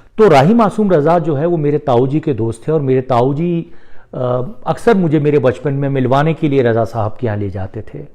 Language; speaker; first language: Hindi; non-native, local second language; Marathi